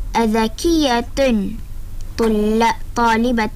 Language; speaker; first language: Arabic; non-native, learner; Malay